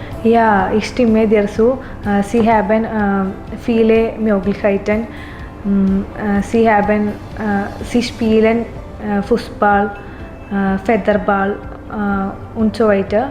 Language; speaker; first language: German; non-native, learner; Malayalam